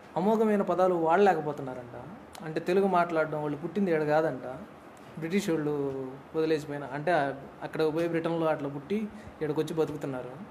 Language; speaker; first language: Telugu; native; Telugu